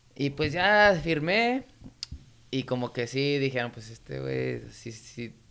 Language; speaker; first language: Spanish; early bilingual, heritage; Spanish